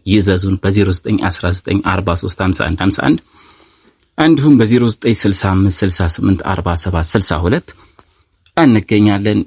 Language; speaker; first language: Amharic; native; Amharic